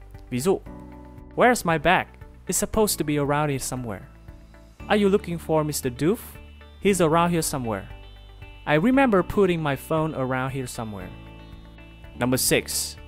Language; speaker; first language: English; non-native, fluent; Vietnamese